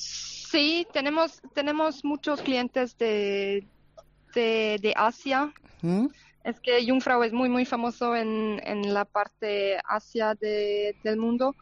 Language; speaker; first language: Spanish; non-native, fluent; German